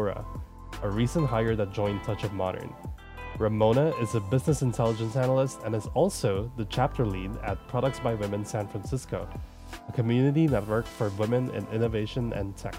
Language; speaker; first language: English; non-native, local second language; Filipino